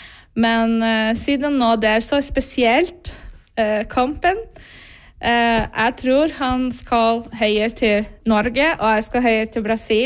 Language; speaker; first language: Norwegian; non-native, fluent; Portuguese